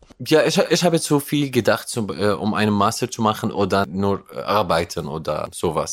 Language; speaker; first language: German; non-native, learner; Arabic